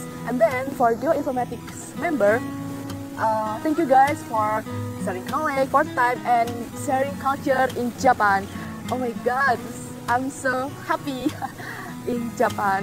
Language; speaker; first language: English; non-native, learner; Indonesian